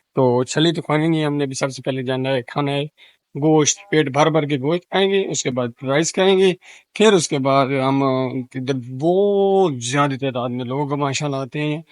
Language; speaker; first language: Urdu; non-native, local second language; Punjabi